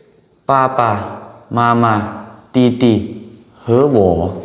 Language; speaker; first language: Chinese; non-native, learner; Lao